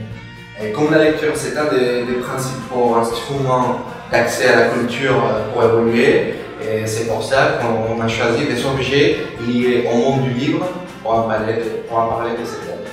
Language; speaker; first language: French; non-native, fluent; Spanish